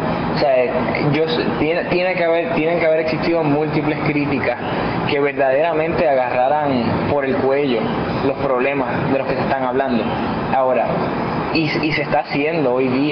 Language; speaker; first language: Spanish; native; Spanish